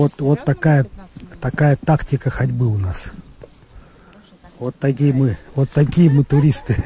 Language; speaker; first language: Russian; native; Russian